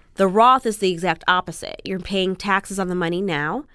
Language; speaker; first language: English; native; English